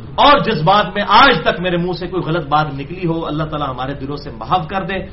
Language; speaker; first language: Urdu; non-native, local second language; Punjabi